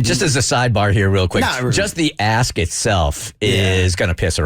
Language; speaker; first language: English; native; English